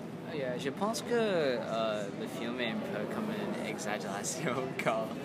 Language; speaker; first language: French; non-native, learner; English